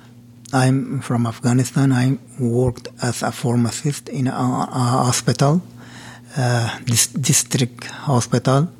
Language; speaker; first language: English; non-native, learner; Persian